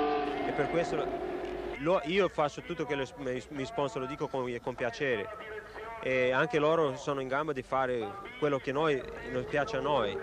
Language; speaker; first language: Italian; non-native, learner; Portuguese